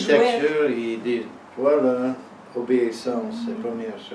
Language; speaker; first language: French; non-native, learner; English